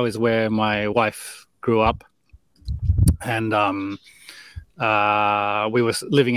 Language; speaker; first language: English; native; English